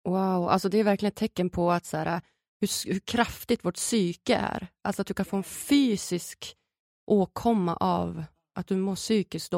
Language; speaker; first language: Swedish; native; Swedish